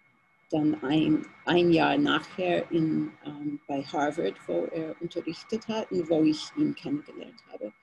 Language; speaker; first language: German; non-native, fluent; English